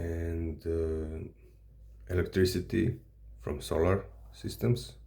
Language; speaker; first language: English; non-native, learner; Serbian